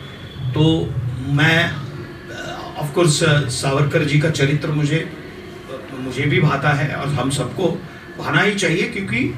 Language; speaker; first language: Hindi; native; Hindi